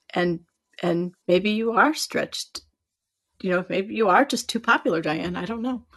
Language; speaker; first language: English; native; English